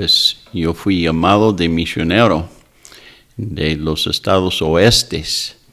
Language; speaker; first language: Spanish; non-native, fluent; English